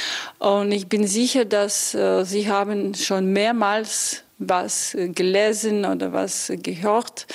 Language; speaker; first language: German; non-native, learner; Belarusian